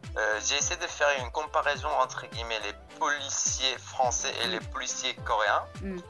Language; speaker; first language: French; non-native, fluent; Korean